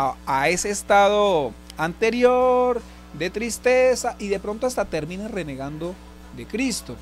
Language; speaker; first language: Spanish; native; Spanish